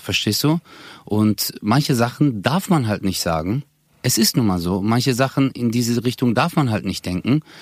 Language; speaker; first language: German; native; German